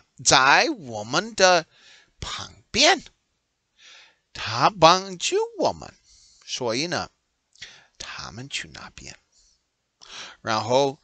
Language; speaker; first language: Chinese; non-native, learner; English